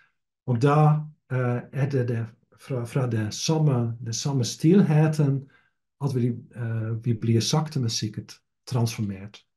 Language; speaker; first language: Norwegian; non-native, fluent; Dutch